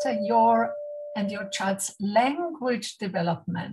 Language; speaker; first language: English; non-native, fluent; Polish